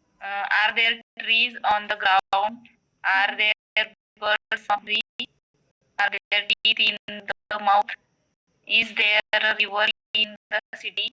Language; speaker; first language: English; non-native, learner; Marathi